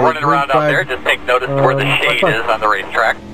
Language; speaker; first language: English; native; English